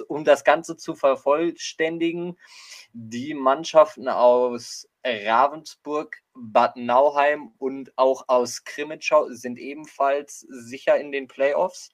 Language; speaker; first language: German; native; German